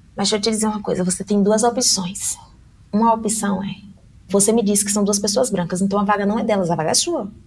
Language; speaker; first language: Portuguese; native; Portuguese